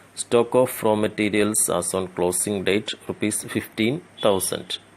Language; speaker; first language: English; non-native, local second language; Malayalam